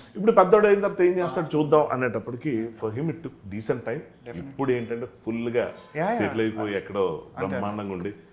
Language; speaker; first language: Telugu; native; Telugu